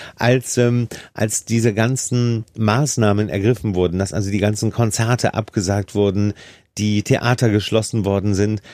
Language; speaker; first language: German; native; German